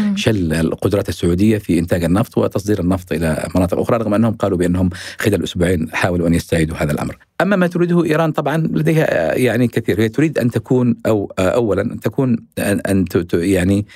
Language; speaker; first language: Arabic; native; Arabic